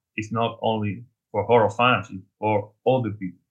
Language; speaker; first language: English; non-native, learner; Spanish